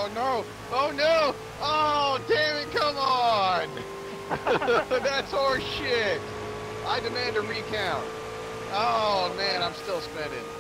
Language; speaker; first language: English; native; English